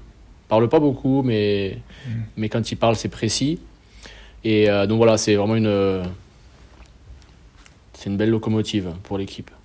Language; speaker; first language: French; native; French